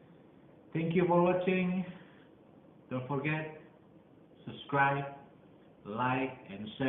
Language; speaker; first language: English; non-native, learner; Indonesian